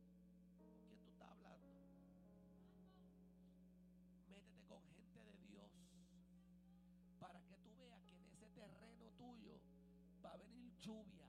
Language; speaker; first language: Spanish; native; Spanish